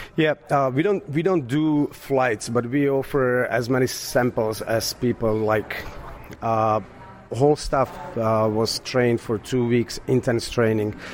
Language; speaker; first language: English; non-native, fluent; Slovak